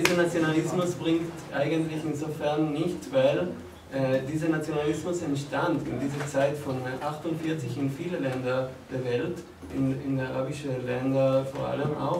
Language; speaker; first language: German; non-native, fluent; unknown